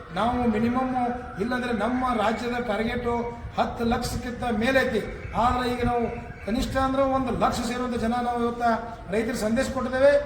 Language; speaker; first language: Kannada; native; Kannada